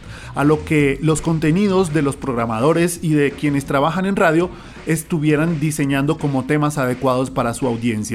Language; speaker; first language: Spanish; native; Spanish